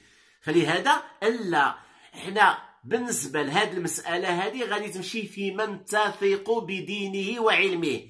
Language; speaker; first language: Arabic; native; Arabic